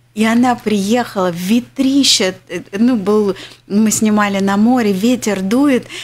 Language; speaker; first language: Russian; native; Russian